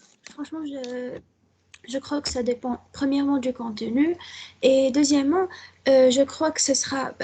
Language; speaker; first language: French; non-native, local second language; Arabic